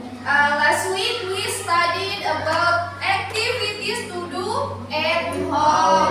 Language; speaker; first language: English; non-native, learner; Indonesian